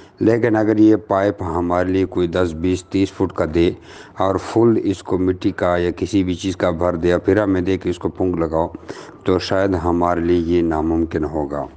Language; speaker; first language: Urdu; non-native, local second language; Pashto